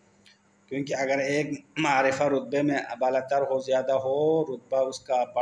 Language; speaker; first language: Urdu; non-native, local second language; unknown